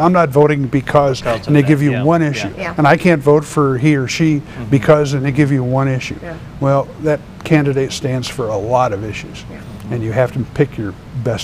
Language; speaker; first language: English; native; English